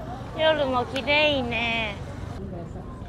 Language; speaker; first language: Japanese; non-native, fluent; Chinese